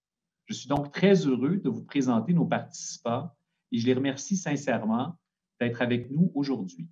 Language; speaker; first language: French; native; French